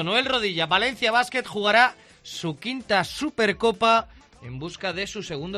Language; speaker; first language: Spanish; native; Spanish